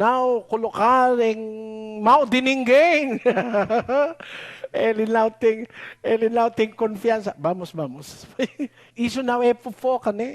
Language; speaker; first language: Portuguese; non-native, learner; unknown